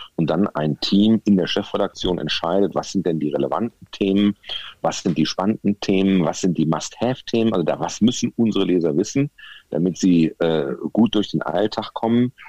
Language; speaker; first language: German; native; German